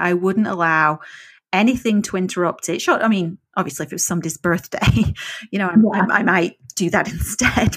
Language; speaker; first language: English; native; English